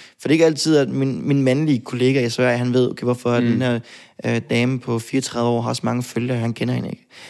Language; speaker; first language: Danish; native; Danish